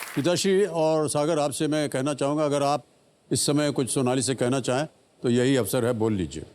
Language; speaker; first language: Hindi; native; Hindi